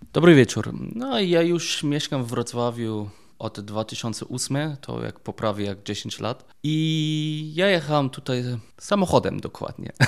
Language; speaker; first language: Polish; non-native, learner; German